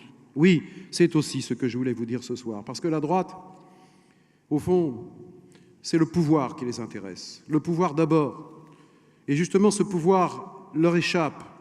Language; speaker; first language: French; native; French